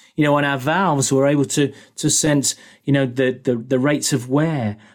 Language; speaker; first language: English; native; English